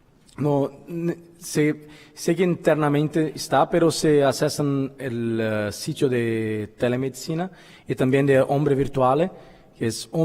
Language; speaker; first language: Spanish; non-native, fluent; Portuguese